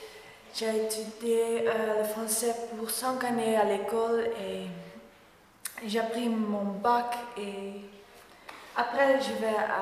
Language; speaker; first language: French; non-native, learner; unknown